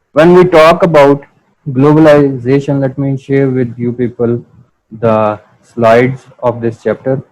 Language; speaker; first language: English; non-native, local second language; Urdu